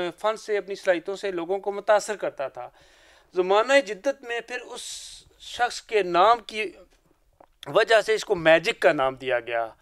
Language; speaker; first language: Urdu; non-native, local second language; Punjabi